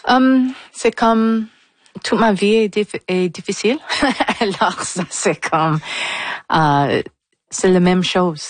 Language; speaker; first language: French; non-native, local second language; English